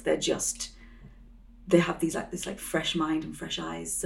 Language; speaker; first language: English; native; English